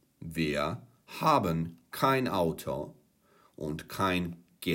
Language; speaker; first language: German; non-native, fluent; Czech